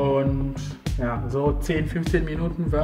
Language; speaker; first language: German; non-native, fluent; Ewe